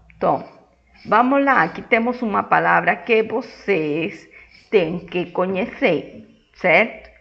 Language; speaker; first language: Portuguese; non-native, fluent; Spanish